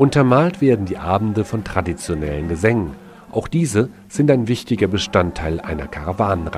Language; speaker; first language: German; native; German